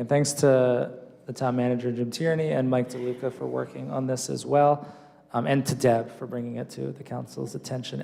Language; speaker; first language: English; native; English